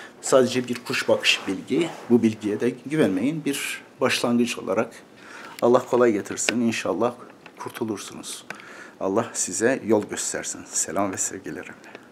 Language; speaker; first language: Turkish; native; Turkish